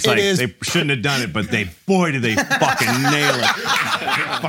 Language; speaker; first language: English; early bilingual, other home language; Spanish